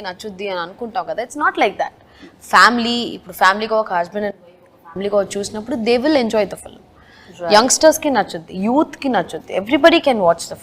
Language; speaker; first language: Telugu; non-native, fluent; Tamil